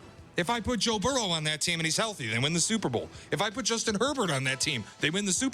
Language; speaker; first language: English; native; English